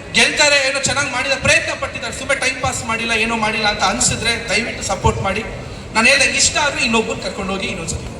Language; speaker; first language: Kannada; native; Kannada